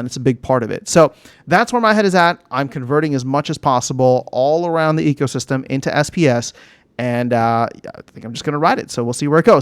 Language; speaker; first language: English; native; English